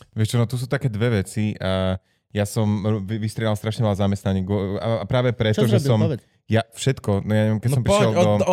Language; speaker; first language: Slovak; native; Slovak